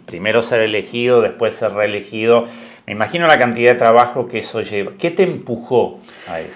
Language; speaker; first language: Spanish; native; Spanish